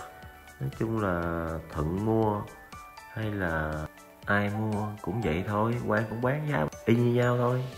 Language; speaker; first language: Vietnamese; native; Vietnamese